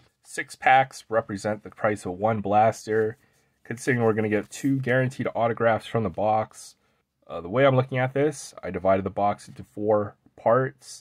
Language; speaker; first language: English; native; English